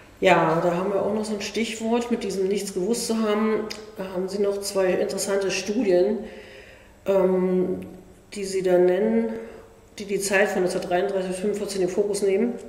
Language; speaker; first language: German; native; German